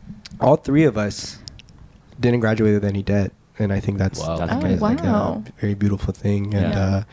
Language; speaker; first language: English; native; English